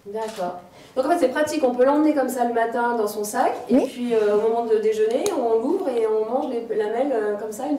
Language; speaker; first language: French; native; French